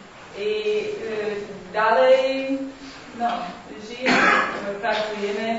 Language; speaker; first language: Polish; non-native, learner; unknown